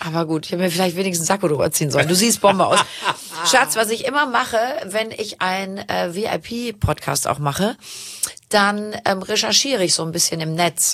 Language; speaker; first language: German; native; German